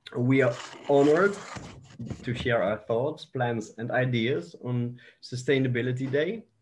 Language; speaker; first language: English; non-native, fluent; Dutch